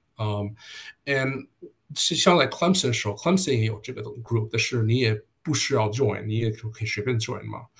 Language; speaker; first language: Chinese; early bilingual, heritage; Chinese